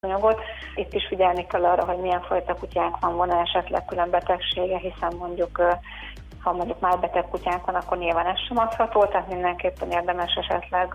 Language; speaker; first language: Hungarian; native; Hungarian